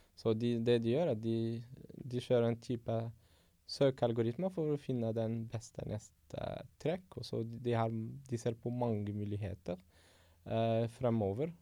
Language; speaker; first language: Norwegian; non-native, fluent; Arabic